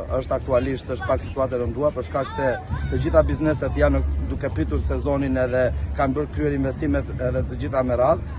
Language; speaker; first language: Albanian; native; Albanian